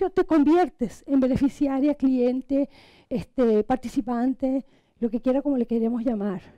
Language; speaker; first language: Spanish; non-native, local second language; Catalan